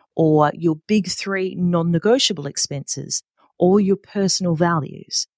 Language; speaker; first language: English; native; English